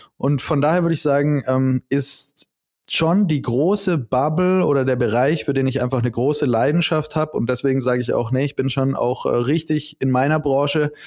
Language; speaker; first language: German; native; German